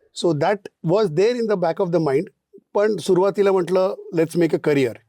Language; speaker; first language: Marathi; native; Marathi